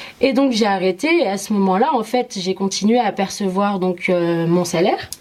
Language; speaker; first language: French; early bilingual, other home language; Arabic